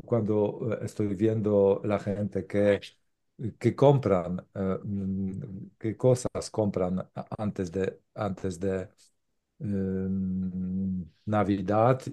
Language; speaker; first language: Spanish; non-native, learner; Polish